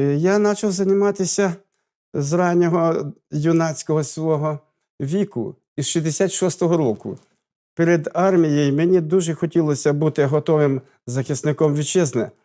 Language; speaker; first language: Ukrainian; native; Ukrainian